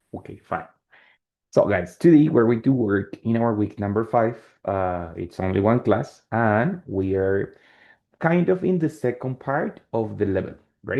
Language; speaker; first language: English; non-native, fluent; Spanish